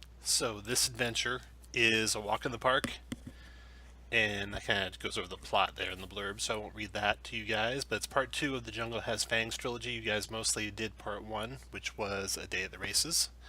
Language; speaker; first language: English; native; English